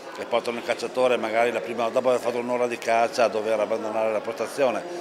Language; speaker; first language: Italian; native; Italian